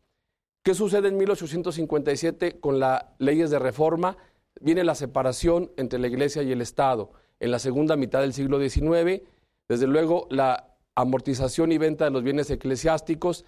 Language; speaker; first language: Spanish; native; Spanish